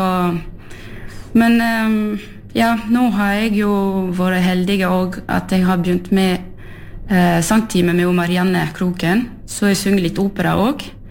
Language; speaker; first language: Norwegian; early bilingual, heritage; French